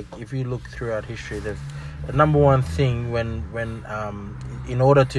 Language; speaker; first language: English; non-native, local second language; Fijian